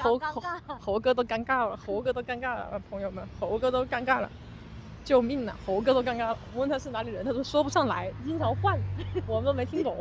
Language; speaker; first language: Chinese; native; Chinese